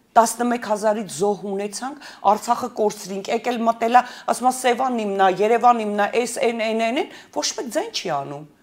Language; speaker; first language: Armenian; early bilingual, heritage; Armenian